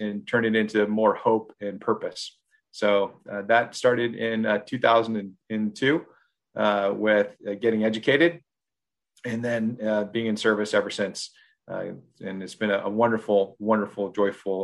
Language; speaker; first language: English; native; English